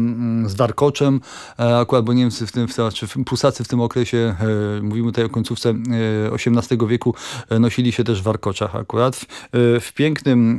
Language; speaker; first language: Polish; native; Polish